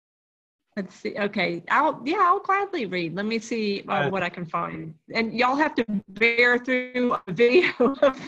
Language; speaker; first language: English; native; English